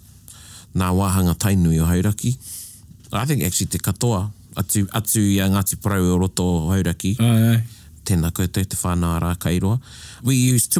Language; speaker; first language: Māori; non-native, local second language; English